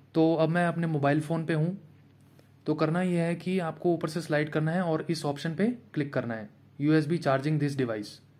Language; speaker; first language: Hindi; native; Hindi